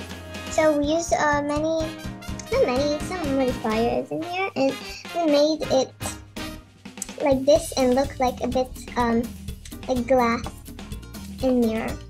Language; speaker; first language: English; non-native, learner; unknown